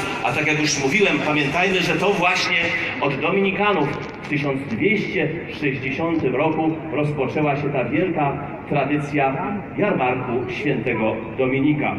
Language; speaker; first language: Polish; native; Polish